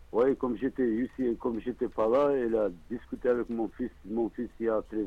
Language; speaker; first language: French; non-native, learner; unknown